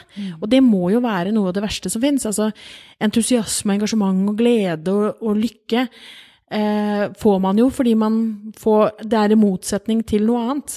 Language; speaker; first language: Norwegian; native; Norwegian